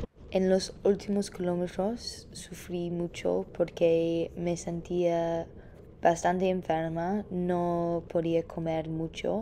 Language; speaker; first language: Spanish; non-native, fluent; English